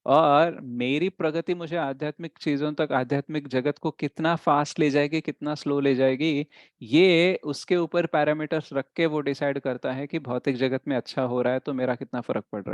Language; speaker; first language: Hindi; native; Hindi